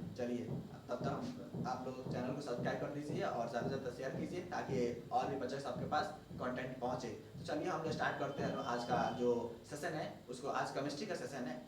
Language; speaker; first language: Hindi; native; Hindi